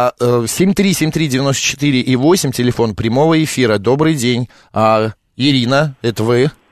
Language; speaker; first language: Russian; native; Russian